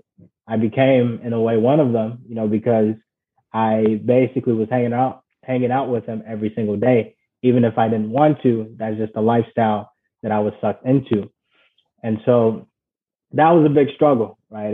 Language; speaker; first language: English; early bilingual, other home language; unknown